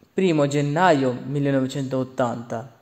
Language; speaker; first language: Italian; non-native, fluent; Bangla